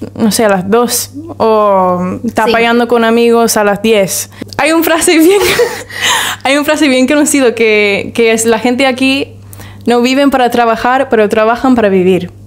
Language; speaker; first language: Spanish; non-native, fluent; English